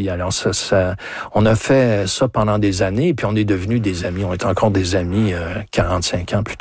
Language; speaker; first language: French; native; French